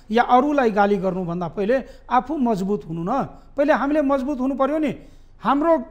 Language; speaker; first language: Nepali; native; Nepali